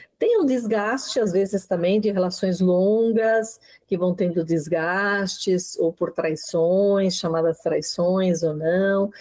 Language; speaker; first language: Portuguese; non-native, fluent; Spanish